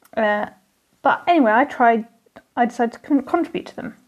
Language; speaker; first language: English; native; English